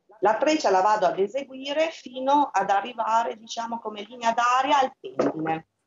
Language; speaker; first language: Italian; early bilingual, other home language; Albanian